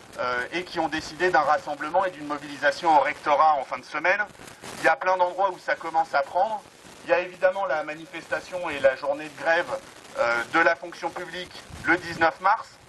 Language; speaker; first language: French; native; French